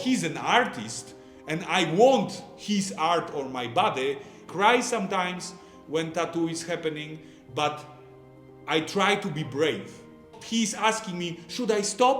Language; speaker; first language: English; non-native, fluent; Polish